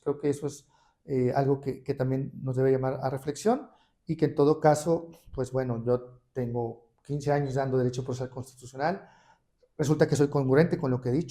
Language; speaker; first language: Spanish; native; Spanish